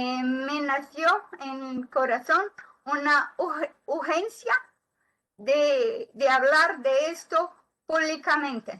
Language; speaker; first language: Spanish; non-native, learner; Portuguese